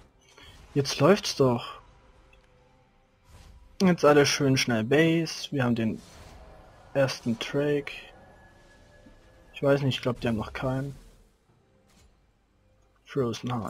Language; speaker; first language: German; native; German